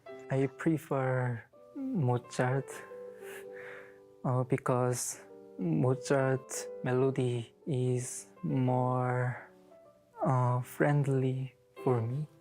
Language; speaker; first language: English; non-native, learner; Korean